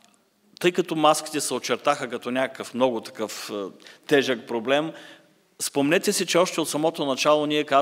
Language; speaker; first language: Bulgarian; native; Bulgarian